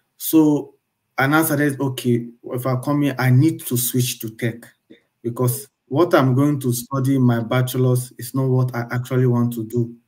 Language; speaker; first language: English; non-native, local second language; Igbo